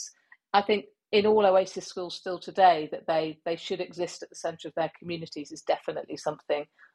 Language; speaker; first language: English; native; English